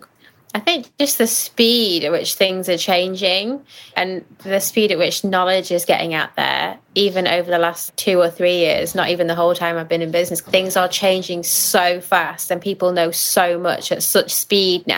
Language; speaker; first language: English; native; English